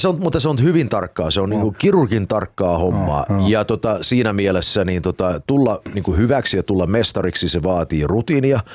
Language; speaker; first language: Finnish; early bilingual, heritage; Finnish